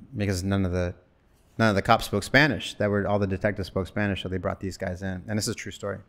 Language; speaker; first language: English; native; English